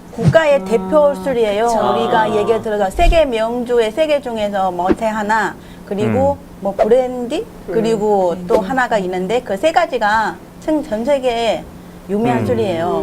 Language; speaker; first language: Korean; non-native, fluent; Chinese